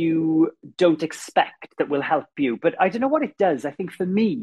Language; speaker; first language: English; native; English